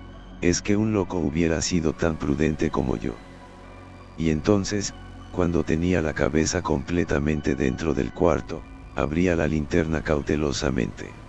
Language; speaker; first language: Spanish; native; Spanish